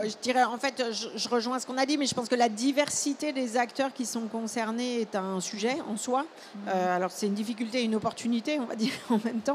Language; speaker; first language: French; native; French